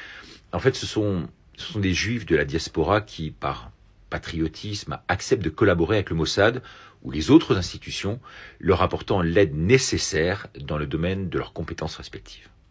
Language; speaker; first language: French; native; French